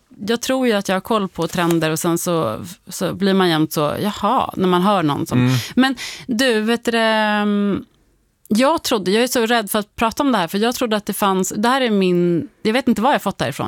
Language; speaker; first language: Swedish; native; Swedish